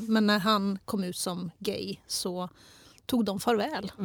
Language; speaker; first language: Swedish; native; Swedish